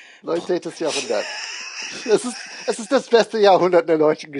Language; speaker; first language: German; non-native, fluent; English